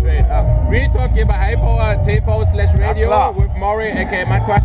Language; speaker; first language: German; native; German